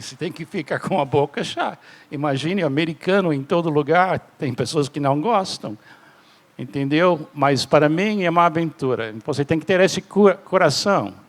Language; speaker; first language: Portuguese; non-native, fluent; English